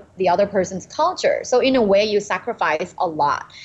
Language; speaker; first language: English; non-native, fluent; Thai